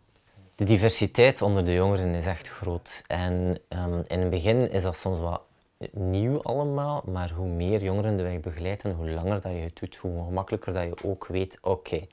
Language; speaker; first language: Dutch; native; Dutch